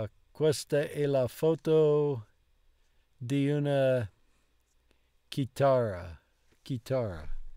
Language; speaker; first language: Italian; non-native, learner; English